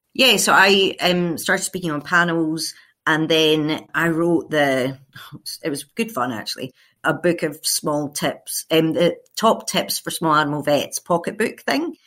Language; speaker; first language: English; native; English